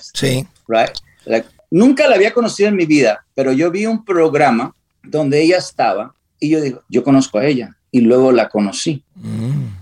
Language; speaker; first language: Spanish; native; Spanish